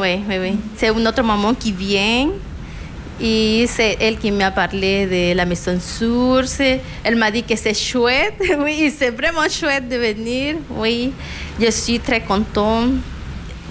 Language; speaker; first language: French; non-native, learner; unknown